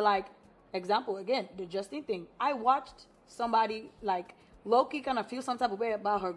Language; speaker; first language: English; non-native, local second language; Yoruba